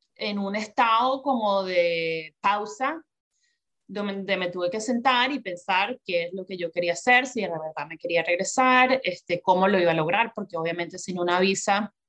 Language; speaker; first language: Spanish; native; Spanish